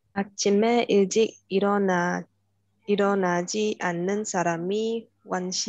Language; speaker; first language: Korean; non-native, learner; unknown